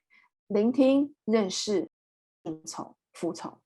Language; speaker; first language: Chinese; native; Chinese